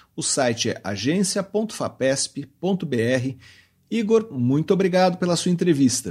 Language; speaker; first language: Portuguese; native; Portuguese